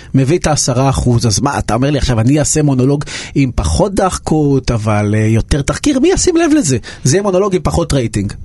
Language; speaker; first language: Hebrew; native; Hebrew